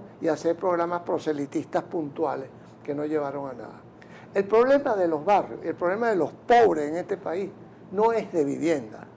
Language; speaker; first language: Spanish; native; Spanish